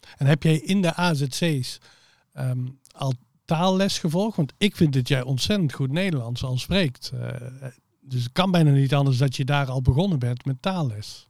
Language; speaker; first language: Dutch; native; Dutch